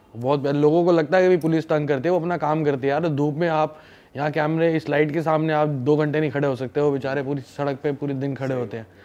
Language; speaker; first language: Hindi; native; Hindi